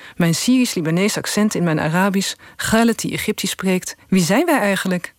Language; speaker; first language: Dutch; native; Dutch